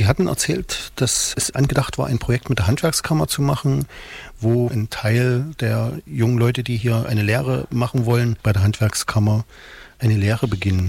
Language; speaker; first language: German; native; German